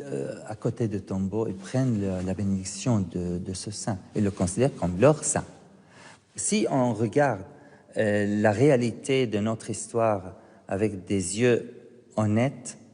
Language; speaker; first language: French; non-native, fluent; Arabic